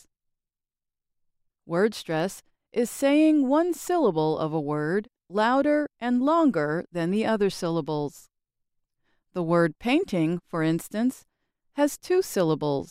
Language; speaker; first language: English; native; English